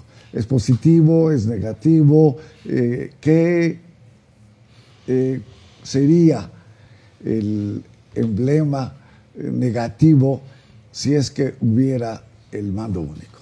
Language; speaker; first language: Spanish; native; Spanish